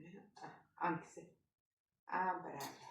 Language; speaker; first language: Greek; non-native, learner; Armenian